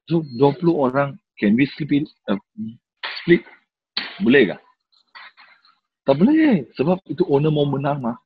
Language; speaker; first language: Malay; non-native, local second language; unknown